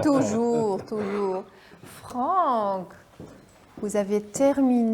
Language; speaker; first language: French; non-native, local second language; Dutch